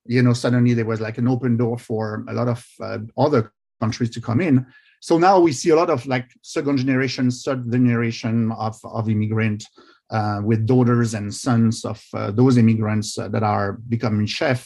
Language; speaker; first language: English; non-native, fluent; French